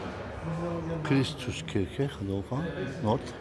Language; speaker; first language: German; non-native, fluent; Turkish